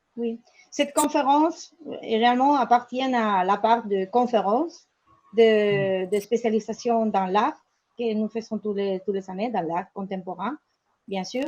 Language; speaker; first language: French; non-native, learner; Spanish